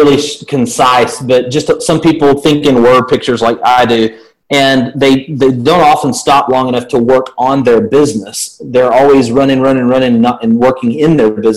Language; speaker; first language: English; native; English